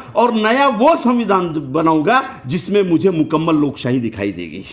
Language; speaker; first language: Hindi; non-native, local second language; Marathi